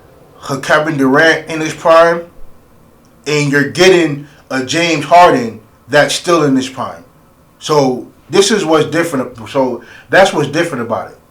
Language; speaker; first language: English; native; English